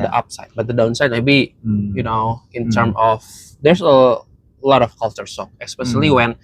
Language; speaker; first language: English; non-native, fluent; Indonesian